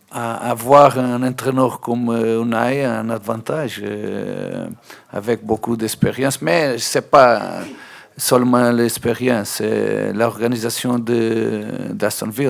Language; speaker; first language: French; non-native, fluent; Portuguese